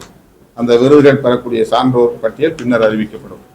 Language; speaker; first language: Tamil; native; Tamil